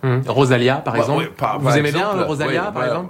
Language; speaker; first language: French; native; French